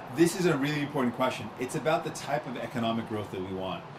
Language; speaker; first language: English; native; English